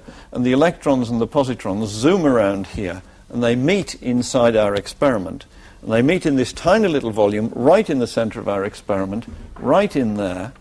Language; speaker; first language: English; native; English